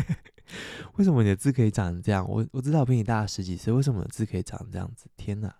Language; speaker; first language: Chinese; native; Chinese